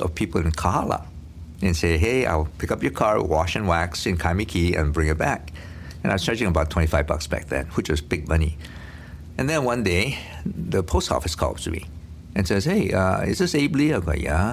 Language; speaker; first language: English; early bilingual, other home language; Korean